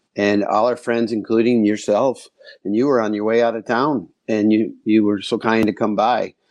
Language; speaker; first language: English; native; English